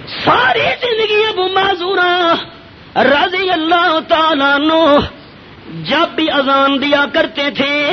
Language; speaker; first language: Urdu; non-native, local second language; Pashto